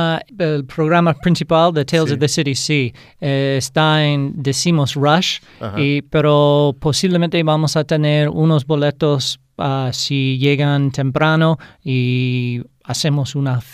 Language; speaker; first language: Spanish; non-native, fluent; English